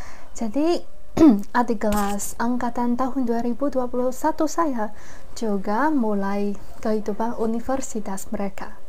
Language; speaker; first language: Indonesian; non-native, fluent; Chinese